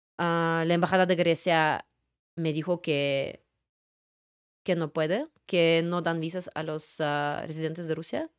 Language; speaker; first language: Spanish; non-native, fluent; Russian